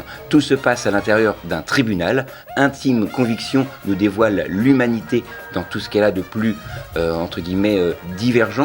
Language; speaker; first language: French; native; French